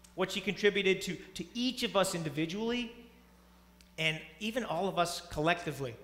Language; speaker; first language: English; native; English